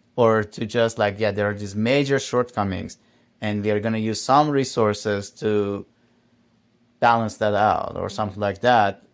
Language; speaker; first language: English; non-native, fluent; Persian